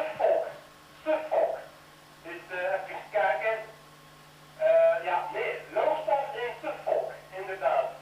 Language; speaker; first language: Dutch; native; Dutch